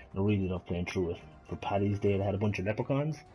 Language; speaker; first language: English; native; English